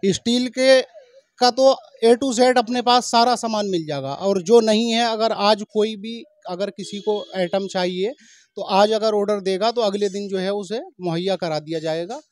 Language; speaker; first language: Hindi; native; Hindi